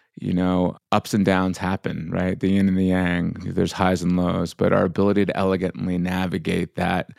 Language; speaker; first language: English; native; English